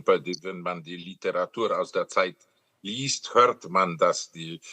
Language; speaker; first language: German; non-native, fluent; Polish